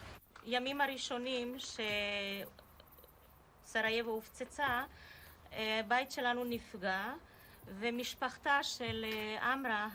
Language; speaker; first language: Hebrew; non-native, fluent; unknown